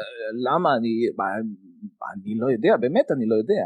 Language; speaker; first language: Hebrew; non-native, fluent; French